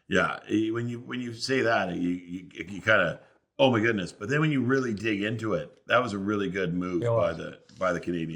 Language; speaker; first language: English; native; English